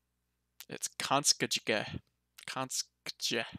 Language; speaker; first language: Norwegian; non-native, learner; English